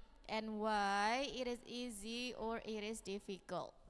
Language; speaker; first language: English; non-native, learner; Indonesian